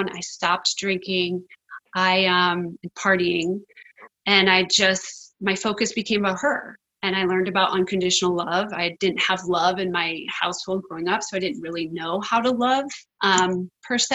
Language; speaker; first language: English; native; English